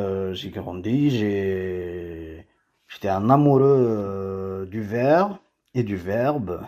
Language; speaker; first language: French; non-native, local second language; Kabyle